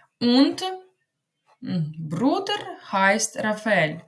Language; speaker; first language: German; non-native, fluent; Ukrainian